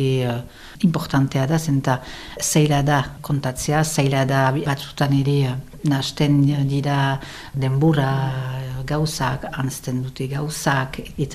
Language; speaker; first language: Basque; non-native, local second language; French